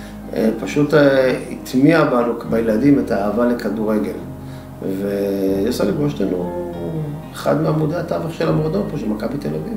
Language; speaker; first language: Hebrew; native; Hebrew